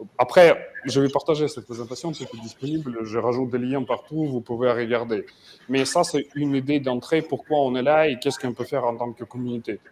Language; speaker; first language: French; non-native, fluent; Russian